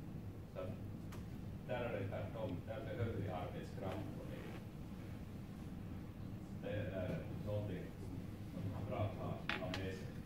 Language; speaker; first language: Swedish; non-native, fluent; Finnish